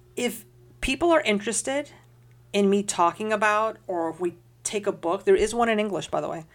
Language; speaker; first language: English; early bilingual, heritage; Spanish